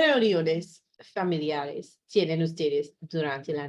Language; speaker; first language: Spanish; non-native, fluent; English